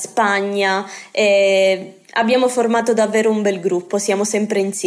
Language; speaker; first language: Italian; native; Italian